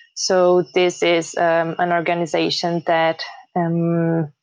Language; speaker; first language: English; early bilingual, heritage; Portuguese